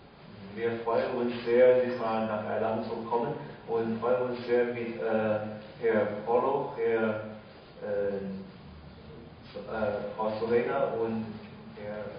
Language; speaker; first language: German; non-native, fluent; Chinese